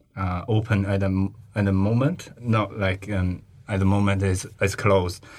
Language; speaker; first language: English; non-native, fluent; Chinese